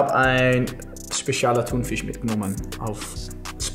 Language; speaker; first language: German; non-native, learner; Dutch